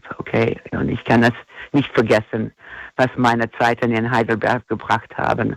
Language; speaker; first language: German; non-native, fluent; English